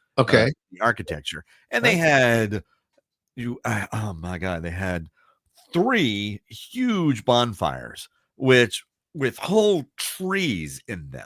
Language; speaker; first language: English; native; English